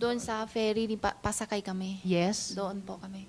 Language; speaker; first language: Filipino; non-native, learner; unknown